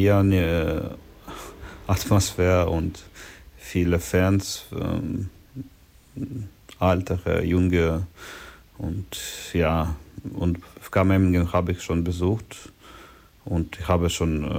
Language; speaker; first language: German; non-native, learner; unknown